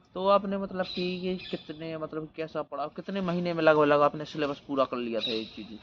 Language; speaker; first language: Hindi; native; Hindi